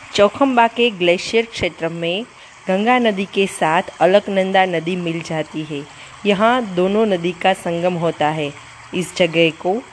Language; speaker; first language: Hindi; non-native, local second language; Gujarati